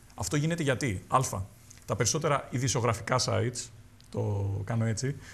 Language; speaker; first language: Greek; native; Greek